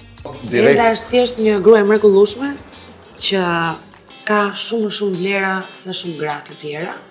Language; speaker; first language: Albanian; native; Albanian